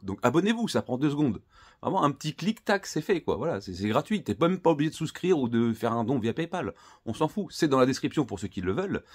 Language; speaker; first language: French; native; French